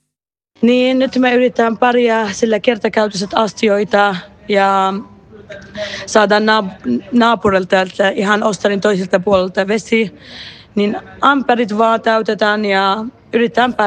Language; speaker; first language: Finnish; early bilingual, other home language; Arabic